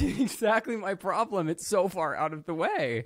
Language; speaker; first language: English; native; English